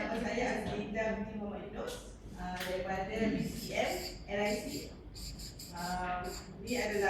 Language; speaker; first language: Malay; native; Malay